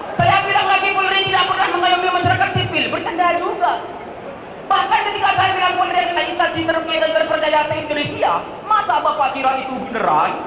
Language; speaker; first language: Indonesian; non-native, local second language; Madurese